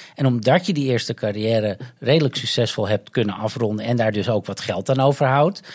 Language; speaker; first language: Dutch; native; Dutch